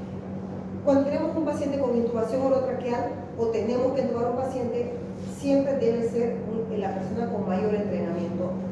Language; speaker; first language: Spanish; native; Spanish